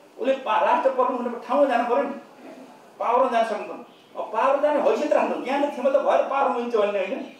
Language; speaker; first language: Nepali; native; Nepali